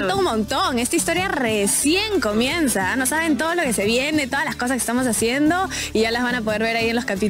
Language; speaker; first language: Spanish; native; Spanish